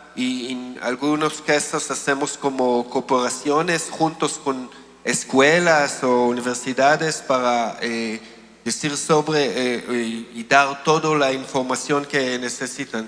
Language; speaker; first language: Spanish; non-native, learner; Hebrew